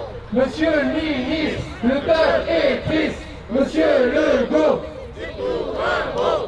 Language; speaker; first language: French; native; French